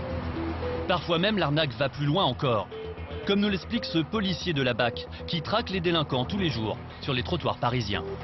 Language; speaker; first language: French; native; French